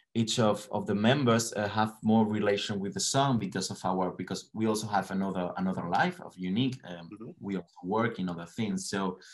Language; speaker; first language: English; non-native, learner; Spanish